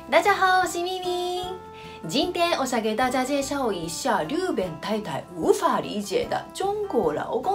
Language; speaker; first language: Chinese; non-native, fluent; Japanese